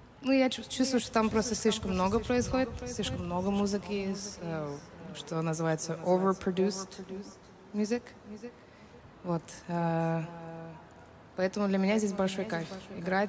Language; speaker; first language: Russian; early bilingual, heritage; Russian